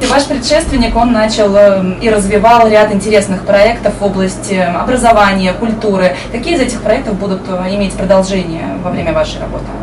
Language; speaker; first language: Russian; native; Russian